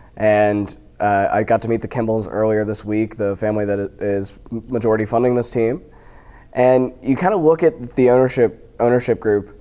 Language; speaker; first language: English; native; English